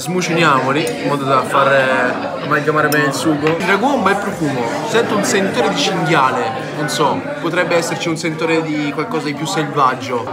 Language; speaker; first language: Italian; native; Italian